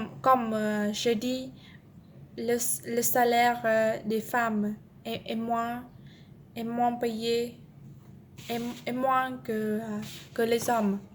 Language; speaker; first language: French; non-native, learner; Vietnamese